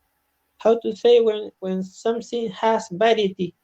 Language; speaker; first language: English; non-native, learner; Spanish